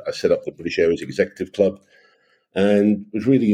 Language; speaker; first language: English; native; English